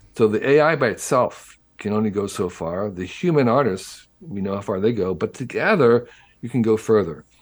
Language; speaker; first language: English; native; English